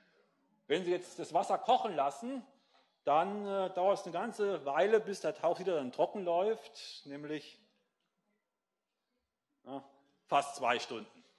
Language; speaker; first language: German; native; German